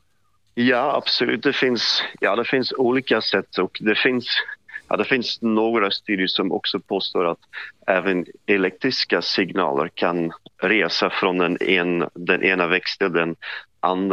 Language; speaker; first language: Swedish; non-native, fluent; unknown